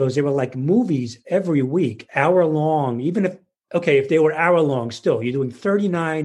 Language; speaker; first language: English; native; English